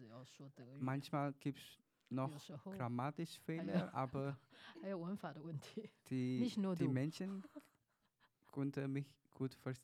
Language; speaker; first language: German; non-native, learner; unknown